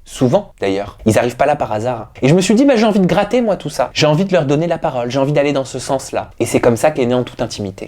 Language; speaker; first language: French; native; French